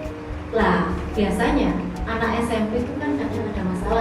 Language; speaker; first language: Indonesian; native; Indonesian